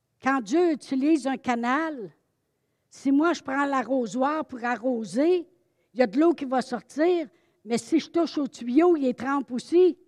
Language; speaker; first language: French; native; French